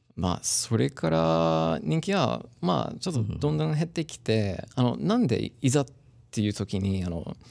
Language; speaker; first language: Japanese; non-native, fluent; English